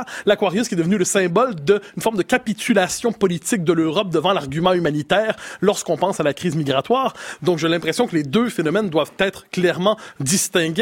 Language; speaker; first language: French; native; French